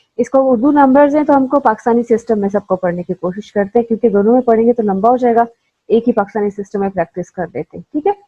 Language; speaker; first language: Urdu; native; Urdu